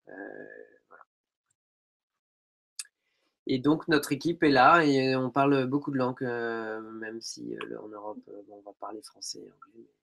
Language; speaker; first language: French; native; French